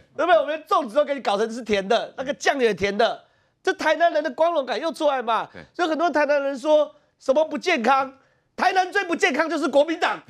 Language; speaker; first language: Chinese; native; Chinese